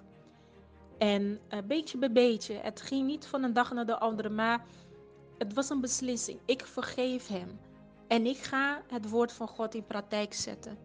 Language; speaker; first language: Dutch; non-native, fluent; Portuguese